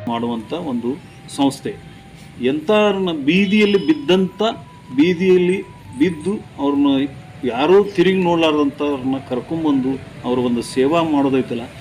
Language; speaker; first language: Kannada; native; Kannada